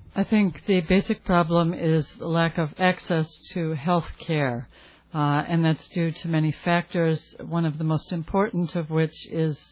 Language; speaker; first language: English; native; English